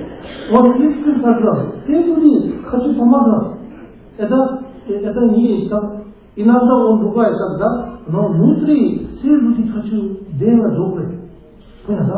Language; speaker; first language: Russian; non-native, learner; Tibetan